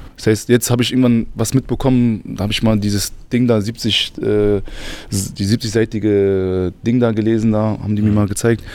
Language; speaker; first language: German; early bilingual, other home language; Arabic